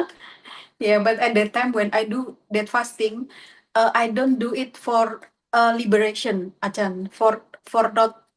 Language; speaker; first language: English; non-native, learner; Indonesian